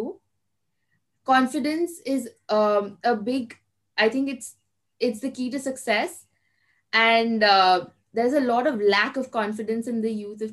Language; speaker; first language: English; non-native, local second language; Hindi